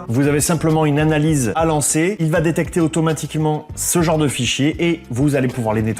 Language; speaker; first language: French; native; French